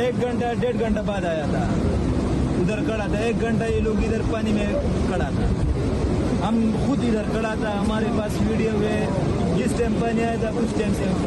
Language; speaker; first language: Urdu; non-native, local second language; Pashto